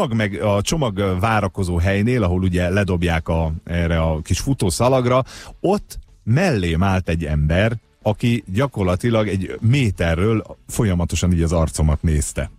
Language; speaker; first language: Hungarian; native; Hungarian